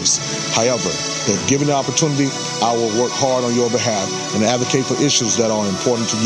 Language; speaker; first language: English; native; English